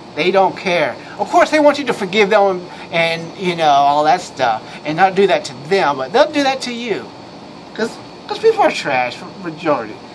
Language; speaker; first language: English; native; English